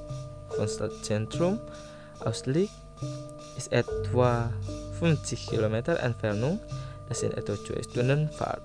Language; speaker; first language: German; non-native, fluent; Indonesian